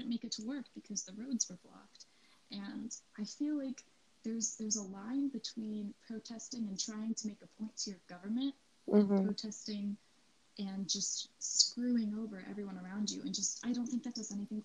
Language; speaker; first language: English; native; English